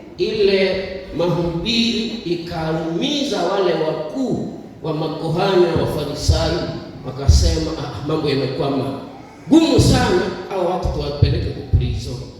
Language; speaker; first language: Swahili; non-native, local second language; Nande